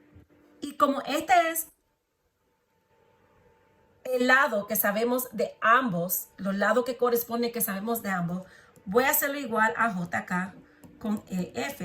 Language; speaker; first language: Spanish; early bilingual, heritage; Spanish